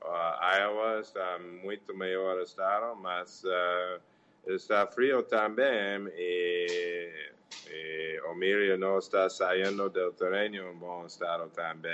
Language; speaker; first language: Portuguese; non-native, learner; English